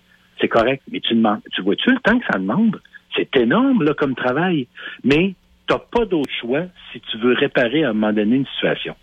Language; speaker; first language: French; native; French